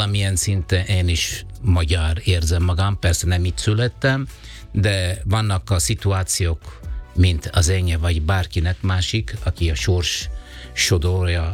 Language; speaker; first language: Hungarian; non-native, fluent; Italian